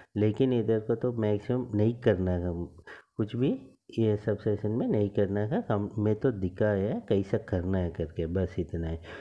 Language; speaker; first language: Hindi; non-native, local second language; Tamil